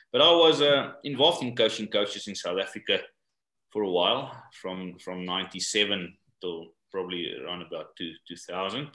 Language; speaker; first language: English; non-native, local second language; Afrikaans